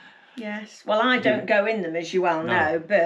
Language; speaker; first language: English; native; English